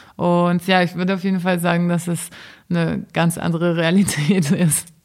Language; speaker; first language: German; non-native, fluent; Portuguese